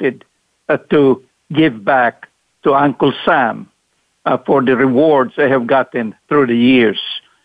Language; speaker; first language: English; non-native, local second language; Cebuano